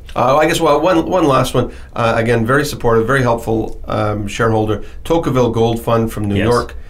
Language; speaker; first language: English; native; English